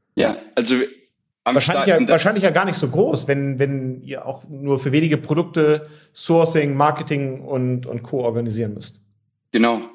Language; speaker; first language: German; native; German